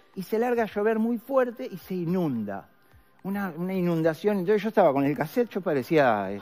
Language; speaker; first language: Spanish; native; Spanish